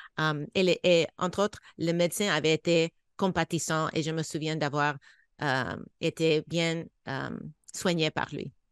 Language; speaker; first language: French; non-native, fluent; English